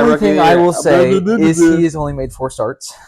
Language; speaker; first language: English; native; English